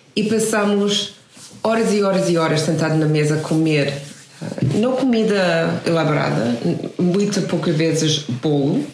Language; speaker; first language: Portuguese; non-native, fluent; English